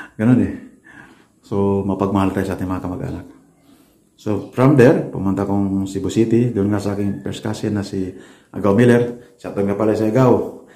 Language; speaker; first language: Filipino; non-native, local second language; Waray